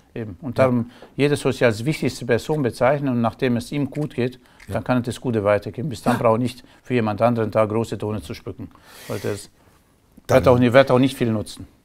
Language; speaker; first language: German; non-native, fluent; Romanian